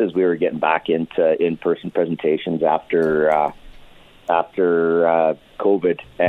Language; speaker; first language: English; native; English